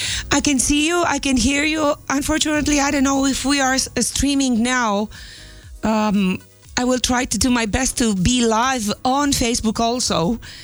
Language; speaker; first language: English; non-native, fluent; Romanian